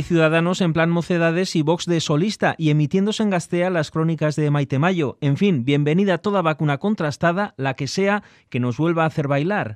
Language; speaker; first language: Spanish; native; Spanish